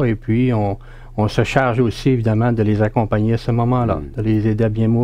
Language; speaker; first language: French; native; French